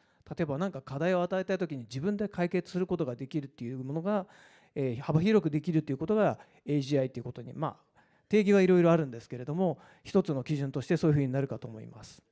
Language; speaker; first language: Japanese; native; Japanese